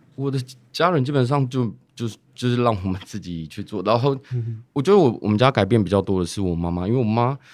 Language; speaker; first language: Chinese; native; Chinese